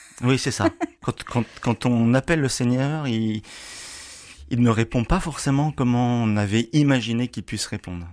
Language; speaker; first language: French; native; French